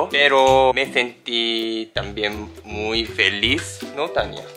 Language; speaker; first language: Spanish; non-native, learner; Japanese